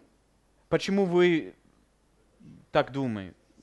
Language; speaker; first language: Russian; non-native, fluent; English